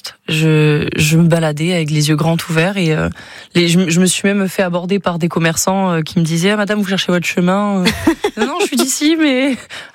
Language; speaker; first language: French; native; French